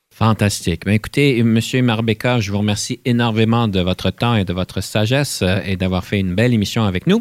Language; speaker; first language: French; native; French